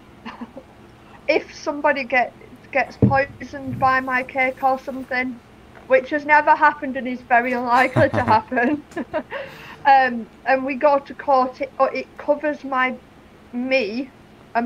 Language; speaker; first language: English; native; English